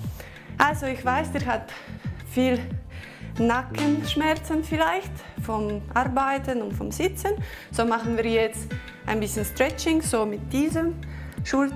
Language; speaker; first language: German; non-native, learner; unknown